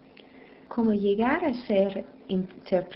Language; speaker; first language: Spanish; non-native, learner; English